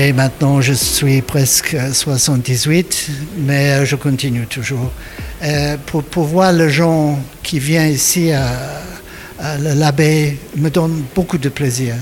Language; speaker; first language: French; non-native, learner; English